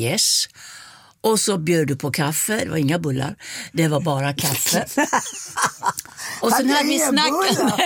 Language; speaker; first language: Swedish; native; Swedish